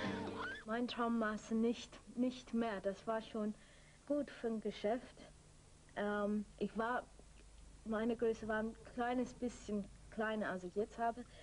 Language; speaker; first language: German; non-native, fluent; English